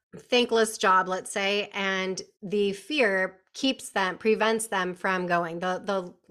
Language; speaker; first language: English; native; English